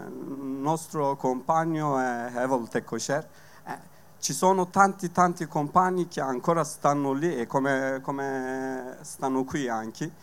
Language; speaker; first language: Italian; non-native, learner; Kurdish